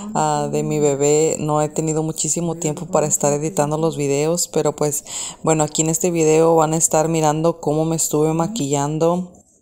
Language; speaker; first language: Spanish; native; Spanish